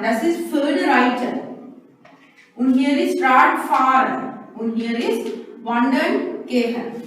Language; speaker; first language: German; non-native, learner; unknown